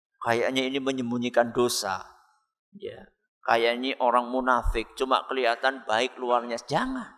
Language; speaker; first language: Indonesian; non-native, local second language; Javanese